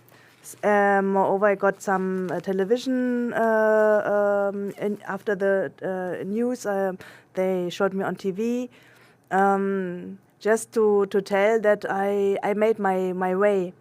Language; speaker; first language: English; non-native, local second language; German